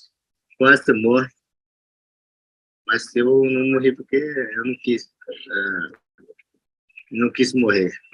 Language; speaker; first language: Portuguese; non-native, local second language; Yanomámi